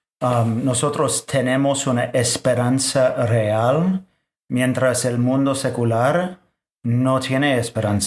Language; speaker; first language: Spanish; non-native, fluent; English